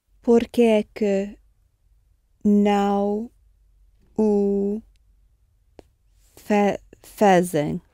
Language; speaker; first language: Portuguese; non-native, learner; English